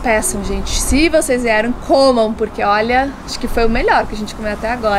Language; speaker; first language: Portuguese; native; Portuguese